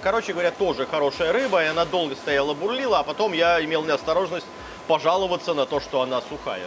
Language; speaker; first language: Russian; native; Russian